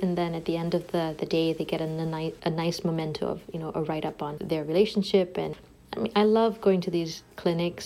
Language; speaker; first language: English; native; English